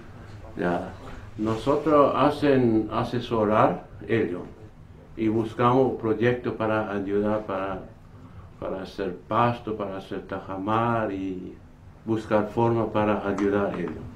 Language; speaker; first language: Spanish; non-native, learner; Plautdietsch